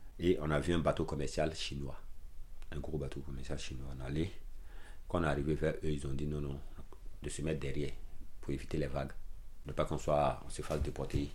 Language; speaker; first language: French; non-native, local second language; Dyula